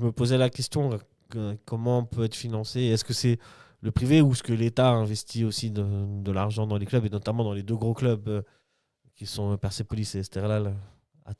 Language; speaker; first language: French; native; French